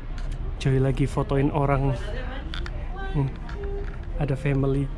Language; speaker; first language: Indonesian; native; Indonesian